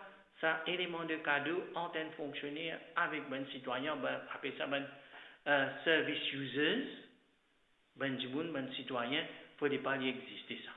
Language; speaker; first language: French; non-native, local second language; Morisyen